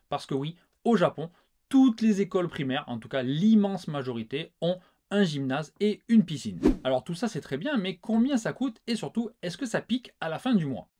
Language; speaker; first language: French; native; French